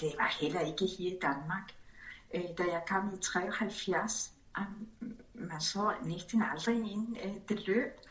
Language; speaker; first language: Danish; early bilingual, other home language; Spanish